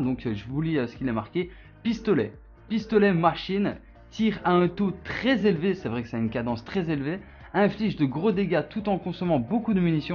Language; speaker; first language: French; native; French